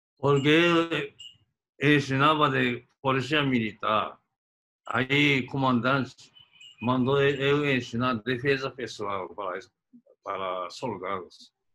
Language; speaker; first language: Portuguese; non-native, fluent; Japanese